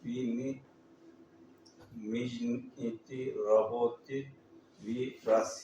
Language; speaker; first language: Russian; non-native, learner; Uzbek